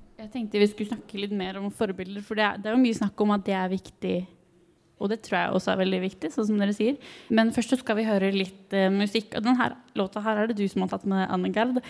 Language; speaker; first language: Norwegian; native; Norwegian